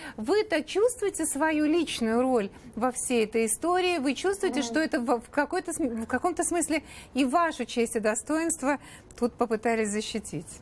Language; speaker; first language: Russian; native; Russian